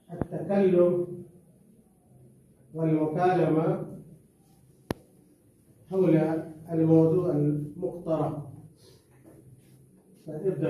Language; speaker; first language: Arabic; non-native, fluent; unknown